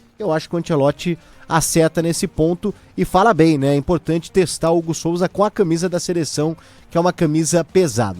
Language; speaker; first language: Portuguese; native; Portuguese